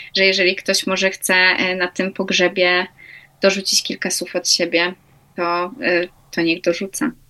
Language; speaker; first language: Polish; native; Polish